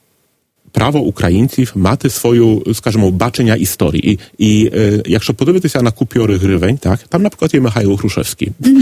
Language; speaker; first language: Polish; non-native, learner; Ukrainian